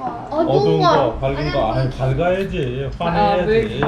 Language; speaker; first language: Korean; native; Korean